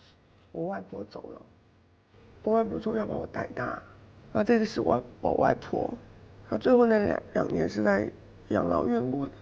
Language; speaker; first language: Chinese; native; Chinese